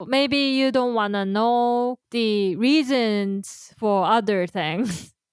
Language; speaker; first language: English; non-native, fluent; Japanese